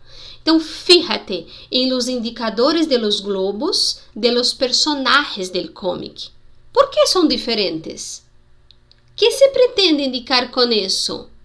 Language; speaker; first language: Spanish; non-native, fluent; Portuguese